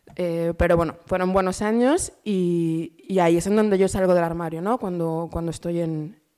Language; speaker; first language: Spanish; native; Spanish